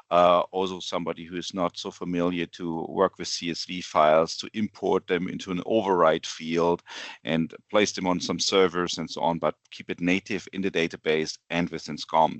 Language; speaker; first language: English; non-native, fluent; German